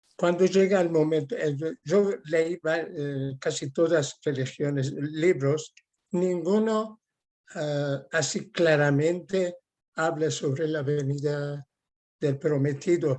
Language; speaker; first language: Spanish; non-native, fluent; Persian